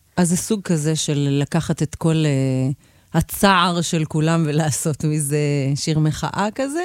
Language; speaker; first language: Hebrew; native; Hebrew